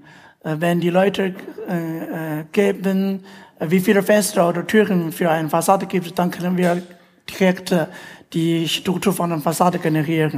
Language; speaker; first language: German; non-native, fluent; Chinese